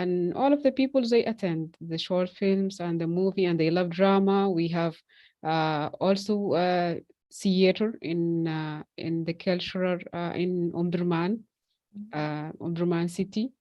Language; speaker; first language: English; non-native, fluent; Arabic